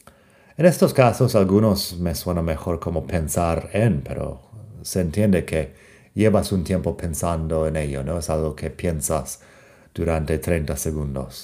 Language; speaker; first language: Spanish; non-native, fluent; English